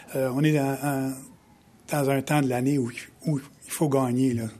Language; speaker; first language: French; native; French